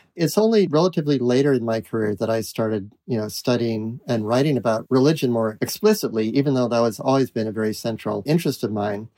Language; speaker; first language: English; native; English